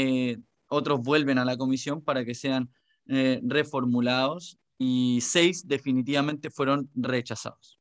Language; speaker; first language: Spanish; native; Spanish